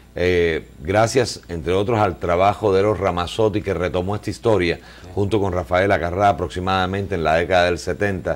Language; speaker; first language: Spanish; native; Spanish